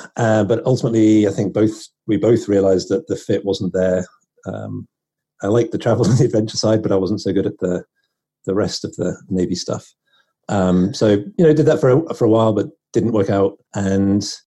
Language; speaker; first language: English; native; English